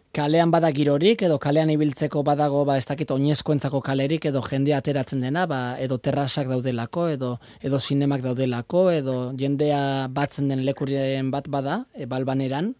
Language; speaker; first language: Basque; native; Basque